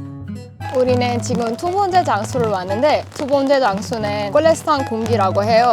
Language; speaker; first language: Korean; non-native, fluent; Persian